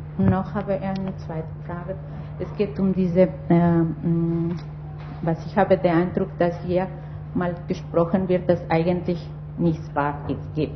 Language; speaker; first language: German; non-native, fluent; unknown